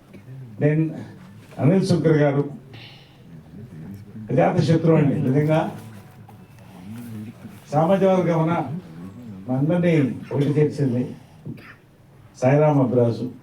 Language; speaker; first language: Telugu; native; Telugu